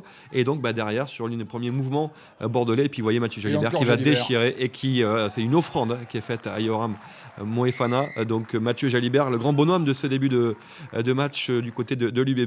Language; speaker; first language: French; native; French